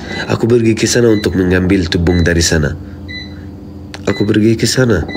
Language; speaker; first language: Indonesian; non-native, fluent; Arabic